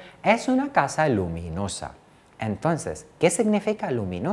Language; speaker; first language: Spanish; non-native, fluent; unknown